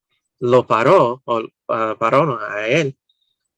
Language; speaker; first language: Spanish; non-native, fluent; English